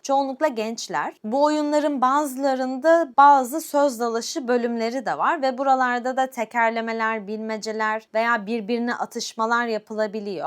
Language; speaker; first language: Turkish; native; Turkish